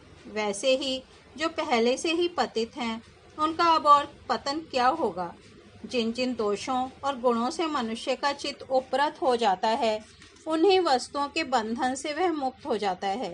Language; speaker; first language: Hindi; native; Hindi